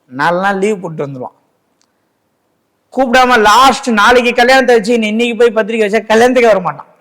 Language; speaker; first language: Tamil; native; Tamil